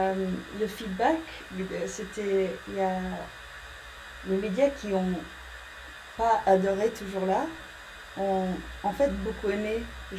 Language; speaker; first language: French; early bilingual, heritage; English